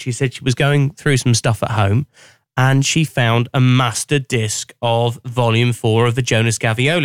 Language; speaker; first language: English; native; English